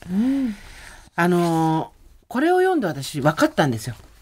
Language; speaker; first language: Japanese; native; Japanese